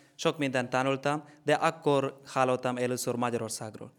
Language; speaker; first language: Hungarian; non-native, learner; Malayalam